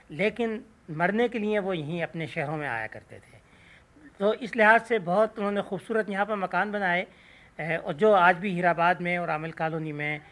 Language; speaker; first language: Urdu; non-native, local second language; Sindhi